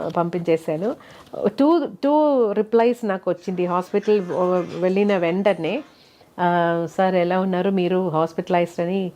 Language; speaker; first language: Telugu; non-native, fluent; Malayalam